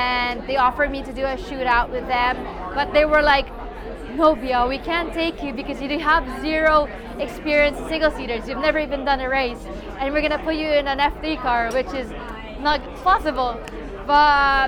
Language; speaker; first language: English; non-native, local second language; Filipino